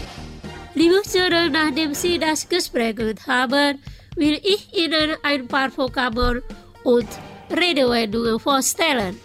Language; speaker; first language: German; non-native, fluent; Indonesian